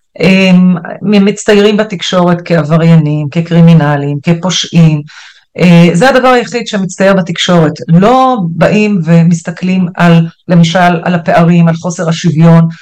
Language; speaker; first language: Hebrew; non-native, local second language; Arabic